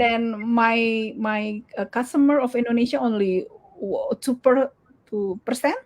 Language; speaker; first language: English; non-native, learner; Indonesian